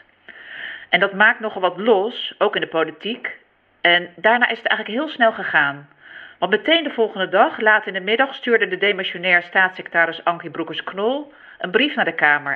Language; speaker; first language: Dutch; native; Dutch